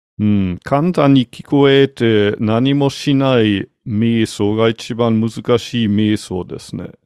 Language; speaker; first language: Japanese; non-native, fluent; German